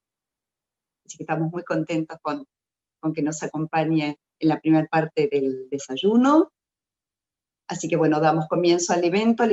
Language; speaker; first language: Spanish; native; Spanish